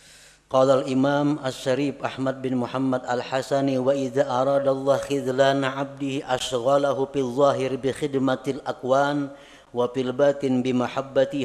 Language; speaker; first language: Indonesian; non-native, local second language; Banjar